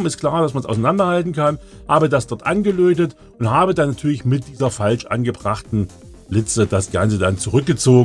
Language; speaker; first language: German; native; German